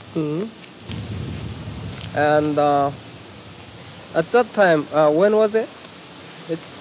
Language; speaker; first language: English; non-native, learner; Japanese